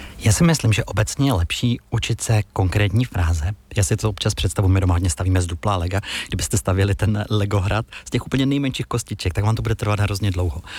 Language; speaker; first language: Czech; native; Czech